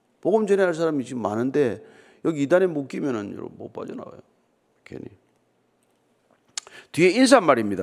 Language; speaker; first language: Korean; native; Korean